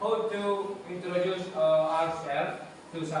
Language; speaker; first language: English; non-native, learner; Indonesian